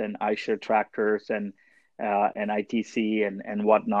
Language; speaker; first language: English; non-native, local second language; Tamil